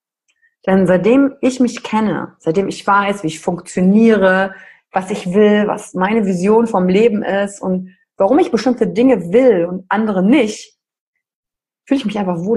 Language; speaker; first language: German; native; German